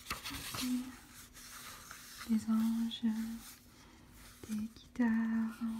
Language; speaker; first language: French; non-native, fluent; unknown